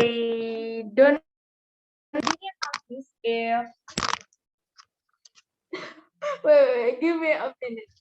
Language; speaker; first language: English; non-native, learner; Indonesian